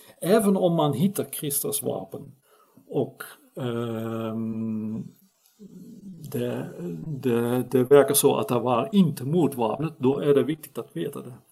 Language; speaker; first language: Swedish; non-native, fluent; Dutch